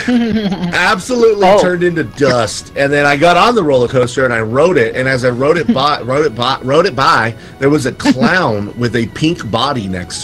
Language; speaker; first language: English; native; English